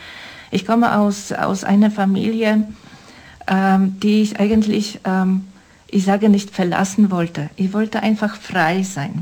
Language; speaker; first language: German; non-native, fluent; Polish